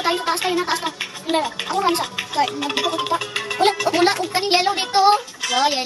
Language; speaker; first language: Filipino; non-native, local second language; Cebuano